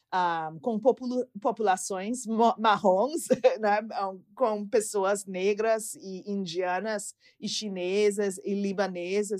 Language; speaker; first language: Portuguese; non-native, fluent; English